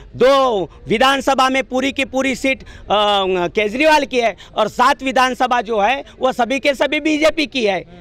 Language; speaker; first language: Hindi; non-native, local second language; Marathi